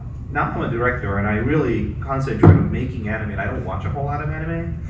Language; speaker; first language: English; non-native, fluent; Japanese